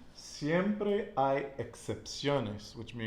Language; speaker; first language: Spanish; non-native, learner; English